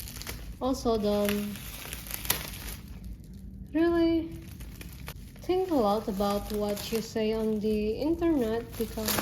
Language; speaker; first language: English; non-native, learner; Indonesian